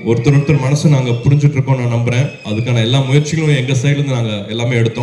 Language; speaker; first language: Tamil; native; Tamil